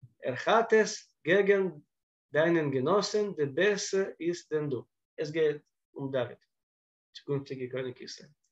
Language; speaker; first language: German; non-native, fluent; Russian